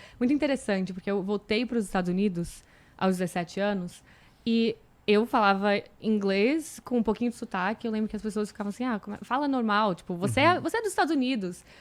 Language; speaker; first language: Portuguese; native; Portuguese